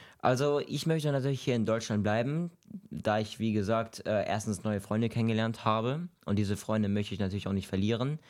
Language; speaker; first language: German; early bilingual, other home language; Kurdish